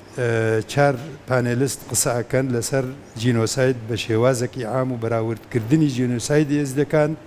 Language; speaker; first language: Central Kurdish; non-native, local second language; Kurdish